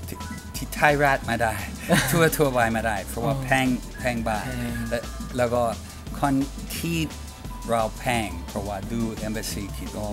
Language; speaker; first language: Thai; non-native, learner; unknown